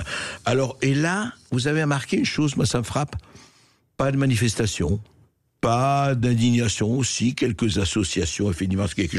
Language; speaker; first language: French; native; French